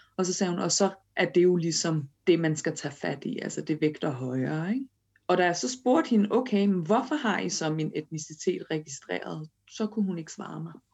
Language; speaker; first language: Danish; early bilingual, other home language; Kurdish